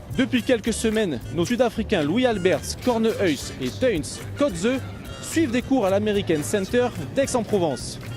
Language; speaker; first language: French; native; French